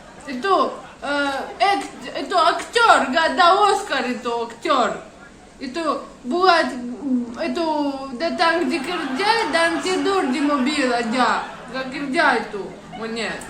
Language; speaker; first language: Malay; non-native, learner; Russian